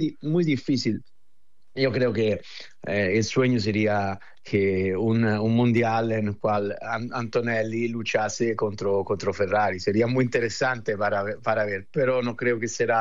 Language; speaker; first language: Spanish; non-native, fluent; Italian